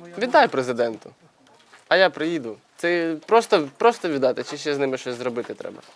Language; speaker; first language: Ukrainian; native; Ukrainian